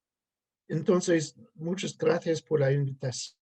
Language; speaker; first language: Spanish; non-native, fluent; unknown